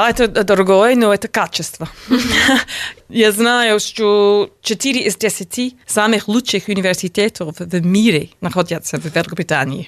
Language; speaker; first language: Russian; non-native, learner; English